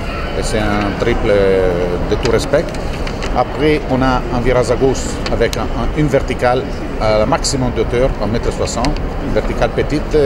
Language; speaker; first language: French; non-native, fluent; Italian